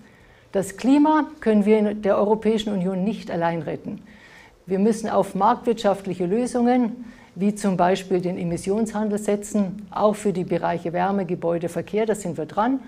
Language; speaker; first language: German; native; German